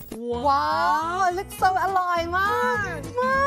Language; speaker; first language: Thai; non-native, fluent; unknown